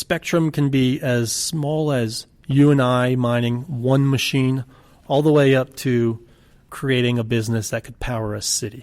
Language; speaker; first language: English; native; English